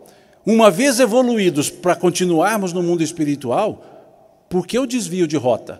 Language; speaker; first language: Portuguese; native; Portuguese